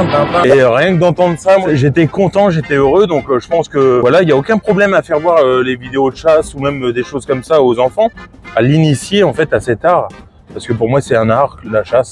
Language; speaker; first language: French; native; French